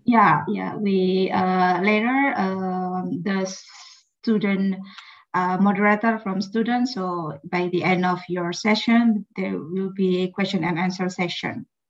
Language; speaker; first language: English; non-native, learner; Indonesian